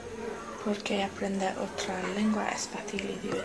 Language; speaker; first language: Spanish; non-native, learner; English